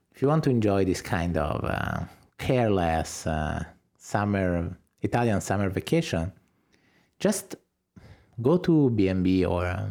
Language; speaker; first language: English; non-native, fluent; Italian